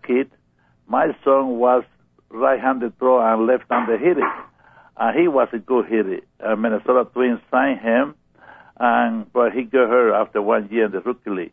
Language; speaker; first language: English; non-native, learner; Spanish